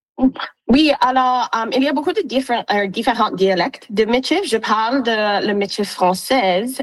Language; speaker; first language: French; non-native, local second language; English